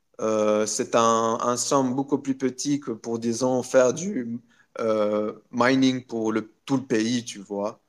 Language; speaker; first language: French; non-native, local second language; Arabic